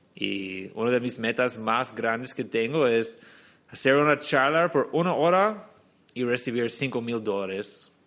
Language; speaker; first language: Spanish; non-native, fluent; English